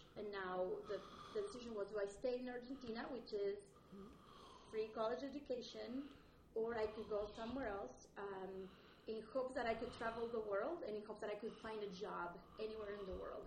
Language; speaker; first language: English; non-native, fluent; Spanish